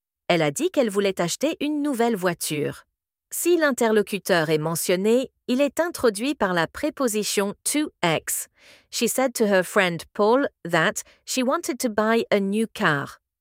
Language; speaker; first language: French; native; French